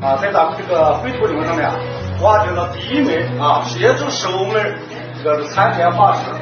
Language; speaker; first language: Chinese; native; Chinese